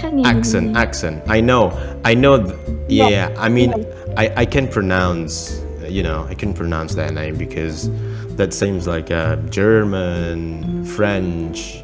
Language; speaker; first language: English; non-native, fluent; Indonesian